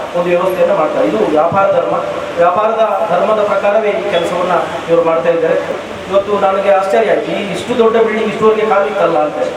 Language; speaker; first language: Kannada; native; Kannada